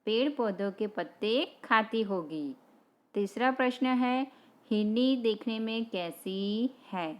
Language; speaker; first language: Hindi; non-native, local second language; Gujarati